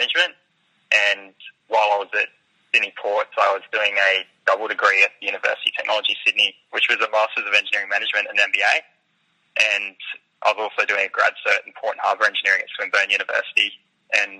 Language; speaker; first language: English; native; English